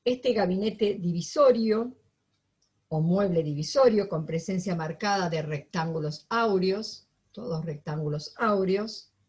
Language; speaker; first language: Spanish; native; Spanish